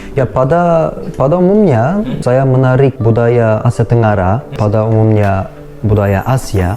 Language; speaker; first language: Indonesian; non-native, learner; Turkish